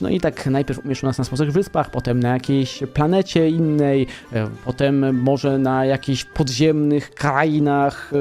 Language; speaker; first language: Polish; native; Polish